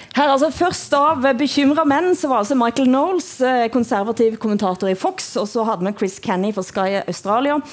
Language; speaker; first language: Norwegian; native; Norwegian